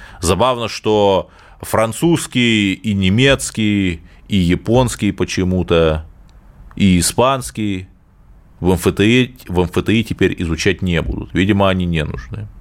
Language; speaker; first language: Russian; native; Russian